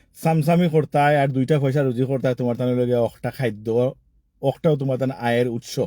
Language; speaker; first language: Bangla; early bilingual, heritage; Sylheti